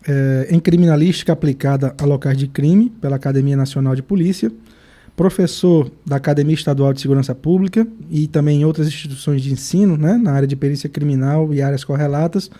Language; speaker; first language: Portuguese; native; Portuguese